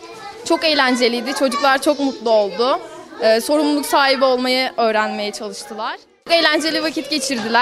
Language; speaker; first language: Turkish; native; Turkish